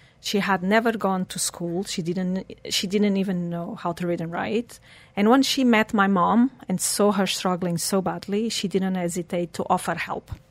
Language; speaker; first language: English; non-native, fluent; Portuguese